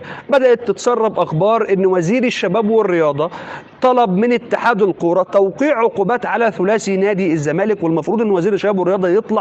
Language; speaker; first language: Arabic; native; Arabic